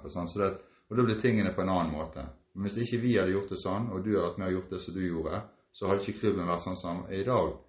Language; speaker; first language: Norwegian; native; Norwegian